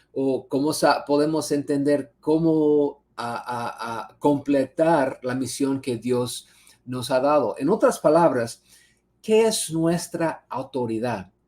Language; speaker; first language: Spanish; non-native, fluent; English